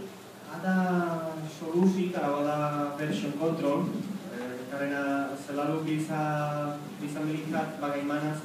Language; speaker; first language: Indonesian; non-native, fluent; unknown